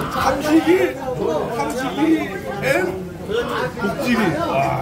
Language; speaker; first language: Korean; native; Korean